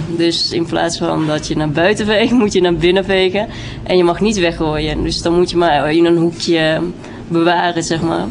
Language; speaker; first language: Dutch; early bilingual, other home language; Vietnamese